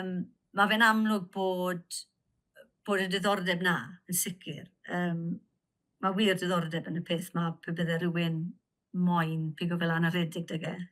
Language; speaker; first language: Welsh; native; Welsh